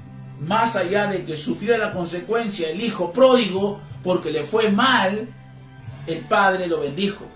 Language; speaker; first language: Spanish; native; Spanish